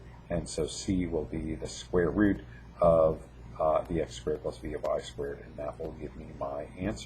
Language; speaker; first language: English; native; English